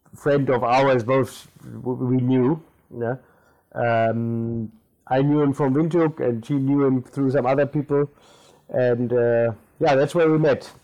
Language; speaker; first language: English; non-native, local second language; German